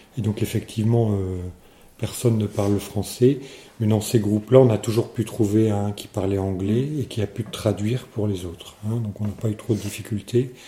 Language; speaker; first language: French; native; French